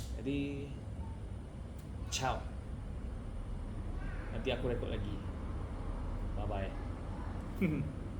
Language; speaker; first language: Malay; non-native, learner; Korean